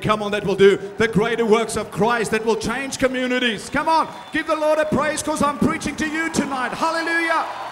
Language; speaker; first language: English; non-native, local second language; Afrikaans